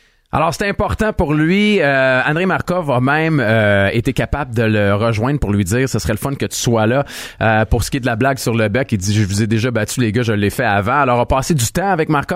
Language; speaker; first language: French; native; French